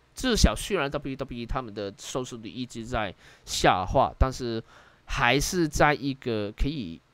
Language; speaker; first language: Chinese; non-native, local second language; Cantonese